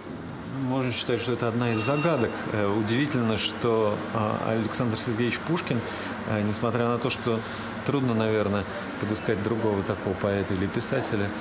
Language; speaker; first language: Russian; native; Russian